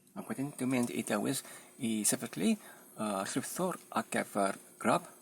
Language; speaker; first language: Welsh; non-native, learner; Polish